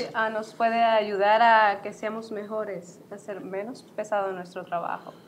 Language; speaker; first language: Spanish; non-native, fluent; English